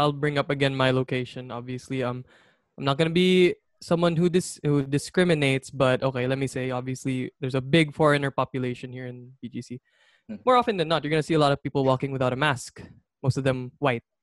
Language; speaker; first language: English; non-native, local second language; Filipino